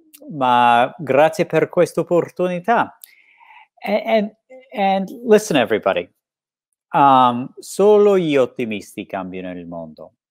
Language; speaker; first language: Italian; non-native, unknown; English